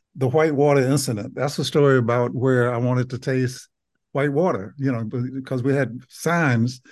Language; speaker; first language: English; native; English